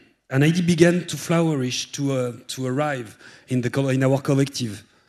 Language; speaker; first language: English; non-native, fluent; French